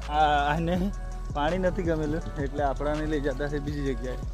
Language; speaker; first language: Gujarati; non-native, local second language; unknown